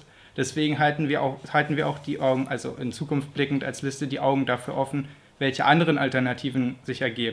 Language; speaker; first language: German; native; German